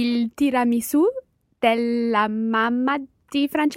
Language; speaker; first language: Italian; non-native, learner; English